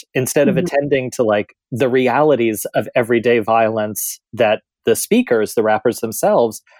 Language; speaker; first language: English; native; English